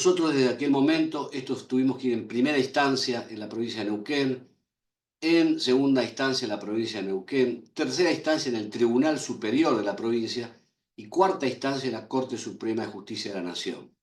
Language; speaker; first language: Spanish; native; Spanish